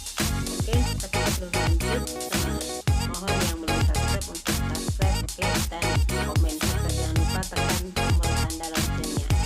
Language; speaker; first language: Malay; non-native, local second language; Javanese